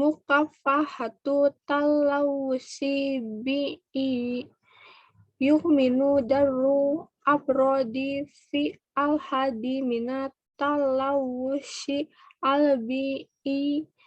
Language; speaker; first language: Arabic; non-native, learner; Indonesian